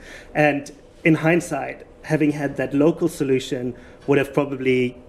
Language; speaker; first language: English; non-native, fluent; German